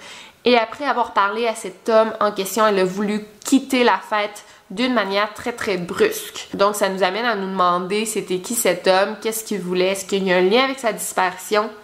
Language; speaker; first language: French; native; French